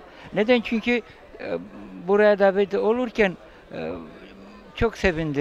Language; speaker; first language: Turkish; non-native, fluent; Romanian